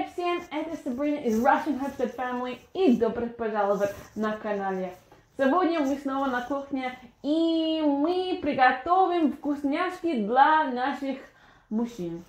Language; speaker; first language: Russian; non-native, fluent; English